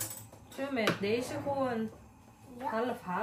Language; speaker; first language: Dutch; non-native, learner; Indonesian